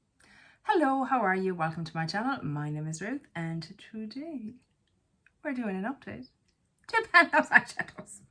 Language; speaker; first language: English; native; English